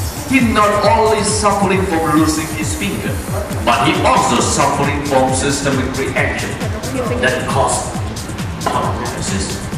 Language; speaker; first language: English; non-native, learner; Thai